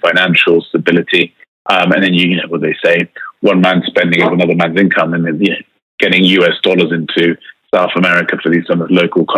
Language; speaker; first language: English; native; English